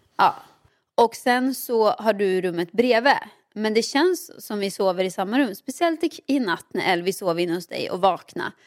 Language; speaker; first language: Swedish; native; Swedish